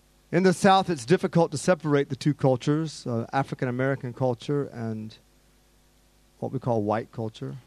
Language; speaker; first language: English; native; English